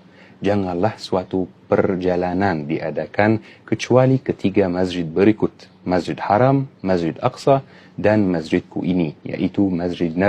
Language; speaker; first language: Indonesian; non-native, fluent; Arabic